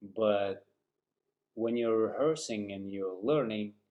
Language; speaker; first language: English; non-native, fluent; Uzbek